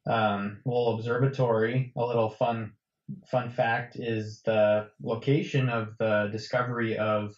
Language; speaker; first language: English; native; English